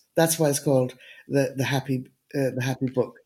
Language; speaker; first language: English; native; English